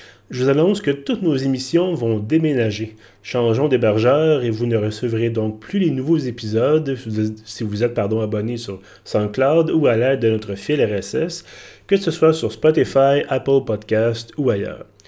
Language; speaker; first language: French; native; French